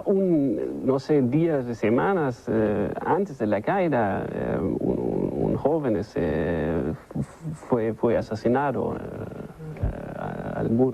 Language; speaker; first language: Spanish; non-native, learner; German